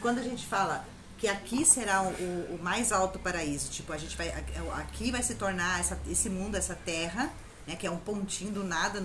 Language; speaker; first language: Portuguese; native; Portuguese